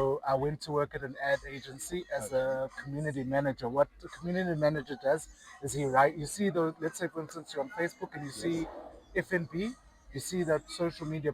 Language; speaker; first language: English; non-native, local second language; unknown